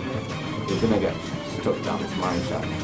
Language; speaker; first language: English; native; English